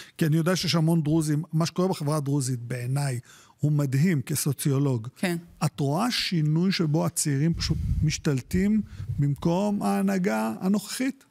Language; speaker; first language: Hebrew; native; Hebrew